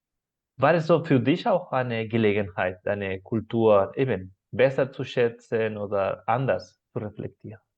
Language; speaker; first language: German; non-native, fluent; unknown